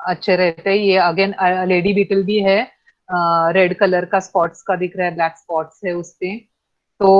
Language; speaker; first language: Hindi; non-native, local second language; Marathi